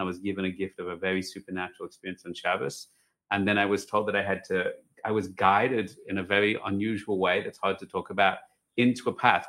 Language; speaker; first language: English; native; English